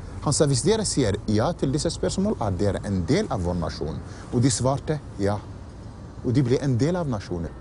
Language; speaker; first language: Norwegian; non-native, fluent; Arabic